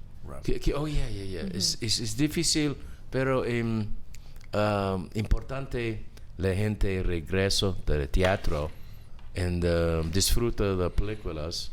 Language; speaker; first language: Spanish; non-native, learner; English